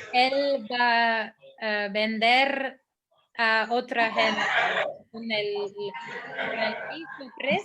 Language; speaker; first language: Spanish; non-native, fluent; Dutch